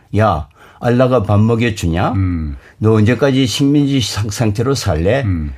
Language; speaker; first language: Korean; native; Korean